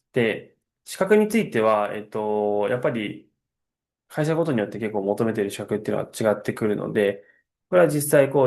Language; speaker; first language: Japanese; native; Japanese